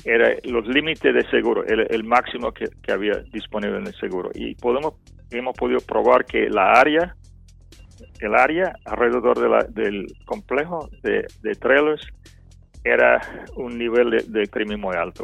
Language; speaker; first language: Spanish; non-native, fluent; English